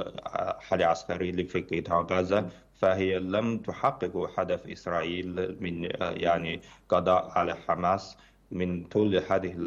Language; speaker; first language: Arabic; non-native, fluent; Chinese